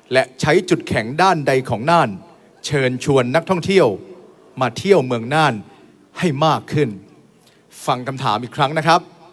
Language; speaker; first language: Thai; native; Thai